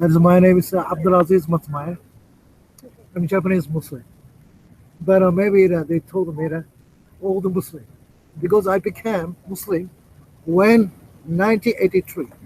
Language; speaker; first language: English; non-native, learner; Japanese